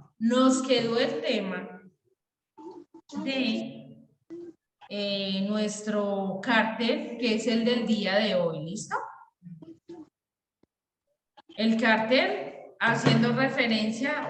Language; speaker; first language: Spanish; native; Spanish